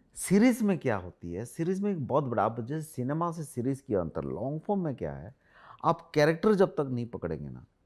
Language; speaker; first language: Hindi; non-native, local second language; Odia